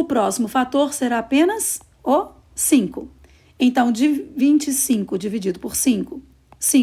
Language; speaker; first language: Portuguese; native; Portuguese